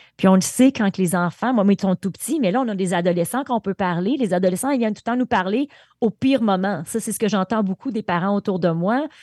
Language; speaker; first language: French; native; French